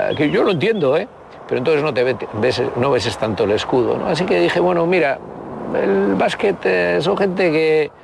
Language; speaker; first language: Spanish; native; Spanish